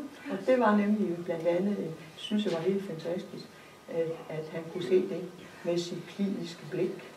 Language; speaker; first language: Danish; native; Danish